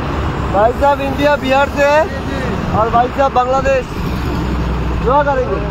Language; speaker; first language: Hindi; non-native, learner; Bangla